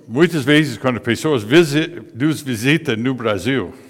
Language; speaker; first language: Portuguese; non-native, fluent; English